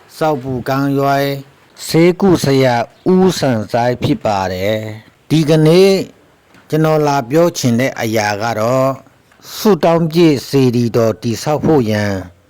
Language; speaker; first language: Burmese; non-native, local second language; Shan